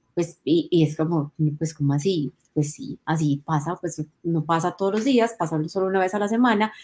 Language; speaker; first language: Spanish; native; Spanish